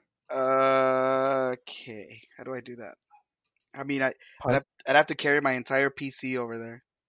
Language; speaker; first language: English; native; English